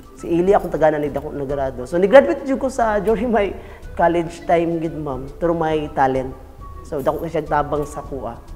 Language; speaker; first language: Cebuano; non-native, local second language; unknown